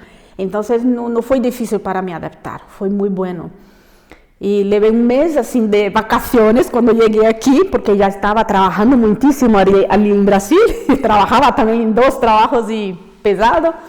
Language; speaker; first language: Spanish; non-native, fluent; Portuguese